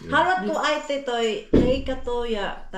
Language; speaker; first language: Finnish; non-native, learner; Filipino